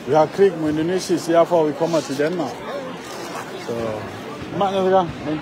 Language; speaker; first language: Danish; non-native, learner; Achinese